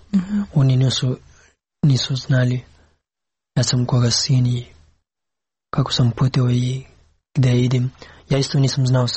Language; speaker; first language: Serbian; non-native, learner; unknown